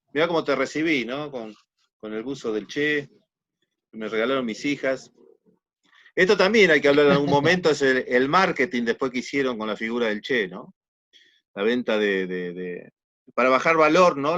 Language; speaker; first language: Spanish; native; Spanish